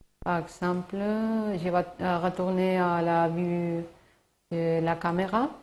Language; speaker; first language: French; non-native, learner; Spanish